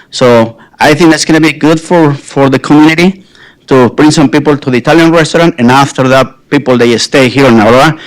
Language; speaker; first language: English; non-native, fluent; Spanish